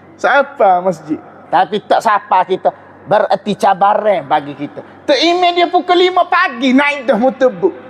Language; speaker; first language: Malay; native; Malay